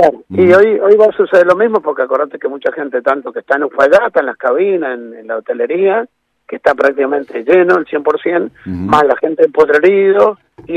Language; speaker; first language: Spanish; native; Spanish